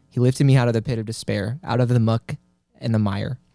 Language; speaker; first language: English; native; English